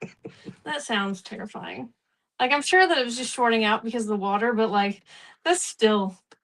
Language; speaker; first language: English; native; English